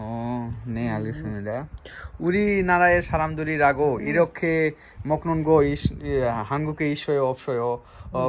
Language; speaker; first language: Korean; non-native, learner; Bangla